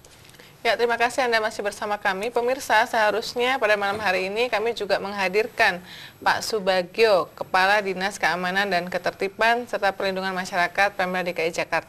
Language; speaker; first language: Indonesian; native; Indonesian